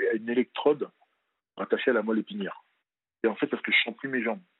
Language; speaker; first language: French; native; French